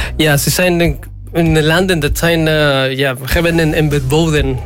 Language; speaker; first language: Dutch; non-native, learner; Spanish